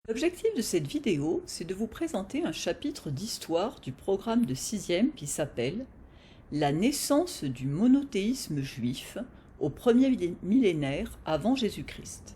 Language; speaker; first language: French; native; French